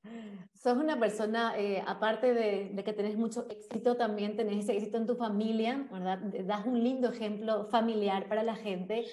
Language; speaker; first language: Spanish; native; Spanish